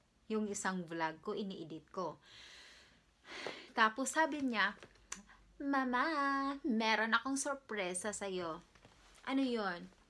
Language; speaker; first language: Filipino; non-native, local second language; Cebuano